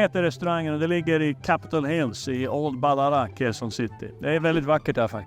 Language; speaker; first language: Swedish; native; Swedish